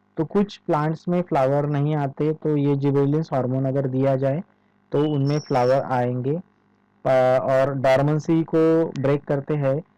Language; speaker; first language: Hindi; non-native, local second language; Marathi